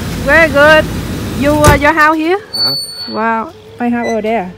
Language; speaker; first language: English; non-native, learner; Vietnamese